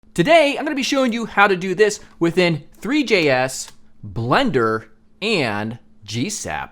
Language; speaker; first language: English; native; English